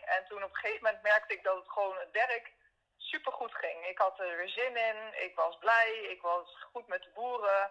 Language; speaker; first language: Dutch; native; Dutch